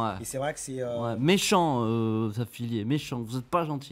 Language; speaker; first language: French; native; French